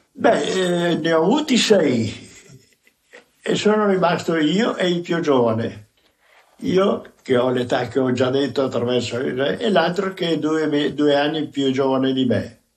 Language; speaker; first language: Italian; native; Italian